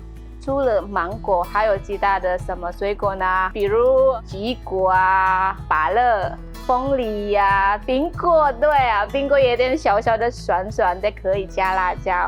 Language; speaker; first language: Chinese; non-native, learner; Indonesian